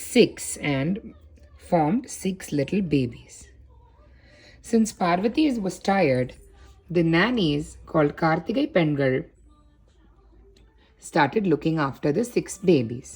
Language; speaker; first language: English; non-native, local second language; Tamil